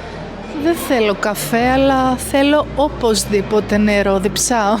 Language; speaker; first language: Greek; native; Greek